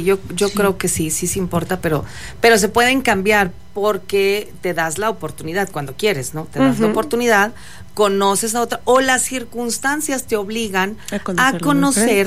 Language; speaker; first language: Spanish; native; Spanish